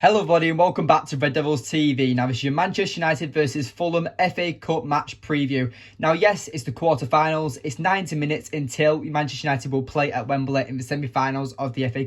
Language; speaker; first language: English; native; English